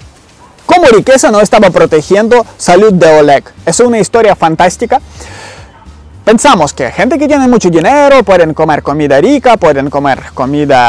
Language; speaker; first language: Spanish; non-native, learner; Ukrainian